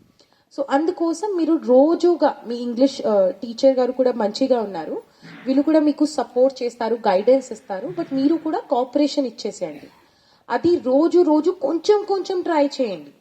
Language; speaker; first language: Telugu; non-native, learner; Hindi